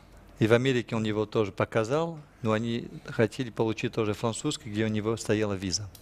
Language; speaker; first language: Russian; non-native, fluent; French